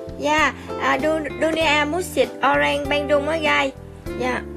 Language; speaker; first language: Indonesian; non-native, learner; Vietnamese